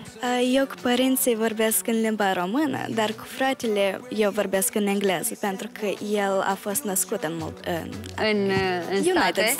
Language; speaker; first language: Romanian; early bilingual, heritage; Romanian